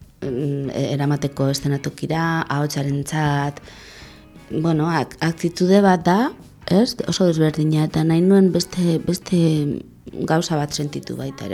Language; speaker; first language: Basque; non-native, local second language; Spanish